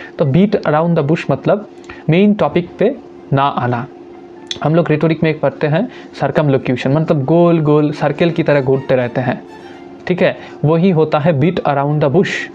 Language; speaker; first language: Hindi; non-native, local second language; Bangla